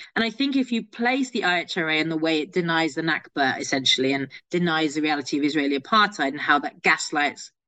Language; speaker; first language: English; native; English